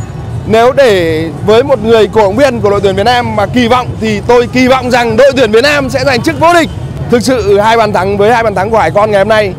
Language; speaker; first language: Vietnamese; native; Vietnamese